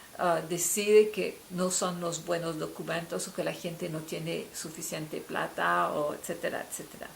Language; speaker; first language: Spanish; non-native, fluent; French